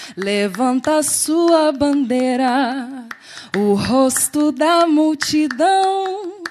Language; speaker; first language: Portuguese; native; Portuguese